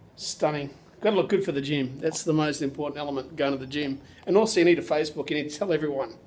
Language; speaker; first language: English; native; English